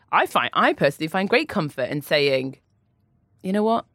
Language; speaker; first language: English; native; English